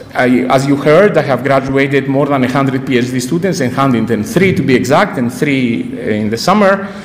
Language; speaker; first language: English; non-native, fluent; Greek